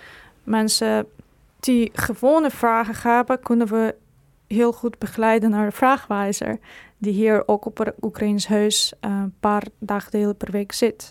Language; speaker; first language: Dutch; non-native, fluent; Ukrainian